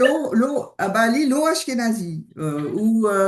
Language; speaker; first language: Hebrew; non-native, learner; French